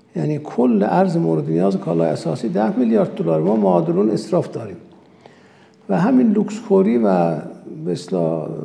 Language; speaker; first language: Persian; non-native, local second language; Azerbaijani